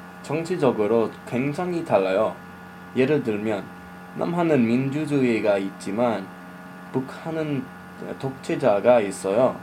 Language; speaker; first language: Korean; non-native, learner; English